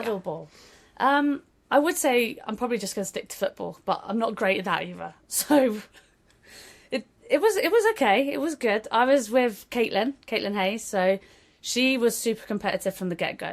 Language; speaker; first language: English; native; English